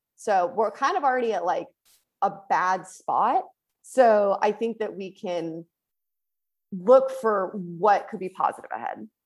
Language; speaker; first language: English; native; English